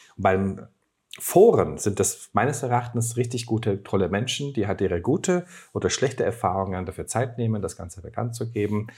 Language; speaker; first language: German; non-native, fluent; Turkish